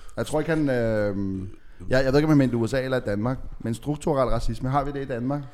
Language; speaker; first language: Danish; native; Danish